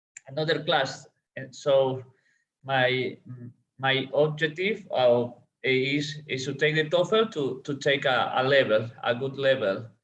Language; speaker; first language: English; non-native, learner; Spanish